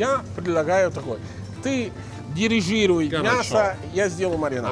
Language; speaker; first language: Russian; non-native, fluent; Italian